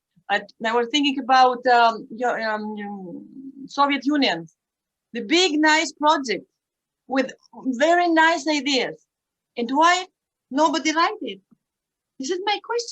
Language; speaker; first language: English; non-native, learner; Russian